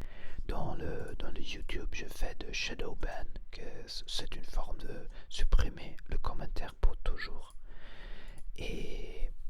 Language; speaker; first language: French; non-native, learner; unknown